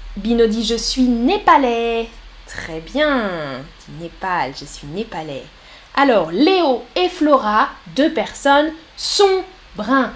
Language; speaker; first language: French; native; French